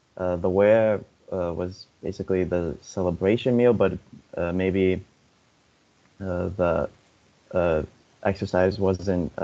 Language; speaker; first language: English; non-native, fluent; Lithuanian